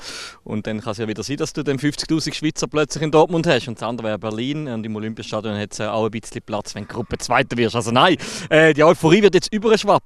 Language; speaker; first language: German; native; German